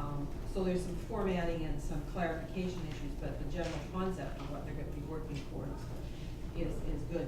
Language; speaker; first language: English; native; English